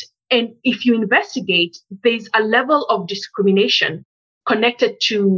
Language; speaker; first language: English; native; English